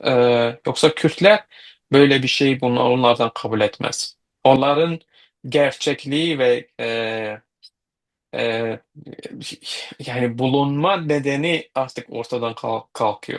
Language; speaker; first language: Turkish; non-native, fluent; Kurdish